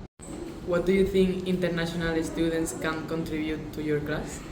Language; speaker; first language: English; non-native, fluent; Spanish